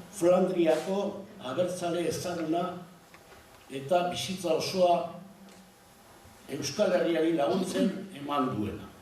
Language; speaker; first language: Basque; native; Basque